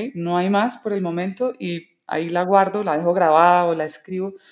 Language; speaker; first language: Spanish; early bilingual, other home language; English